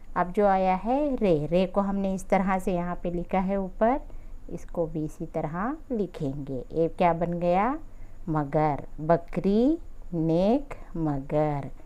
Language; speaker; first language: Hindi; native; Hindi